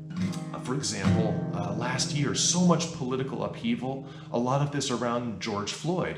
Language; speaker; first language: English; native; English